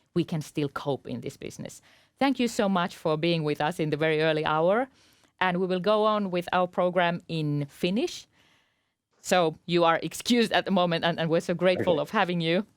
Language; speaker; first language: English; non-native, fluent; Finnish